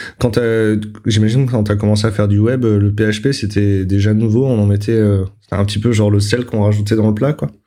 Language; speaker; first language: French; native; French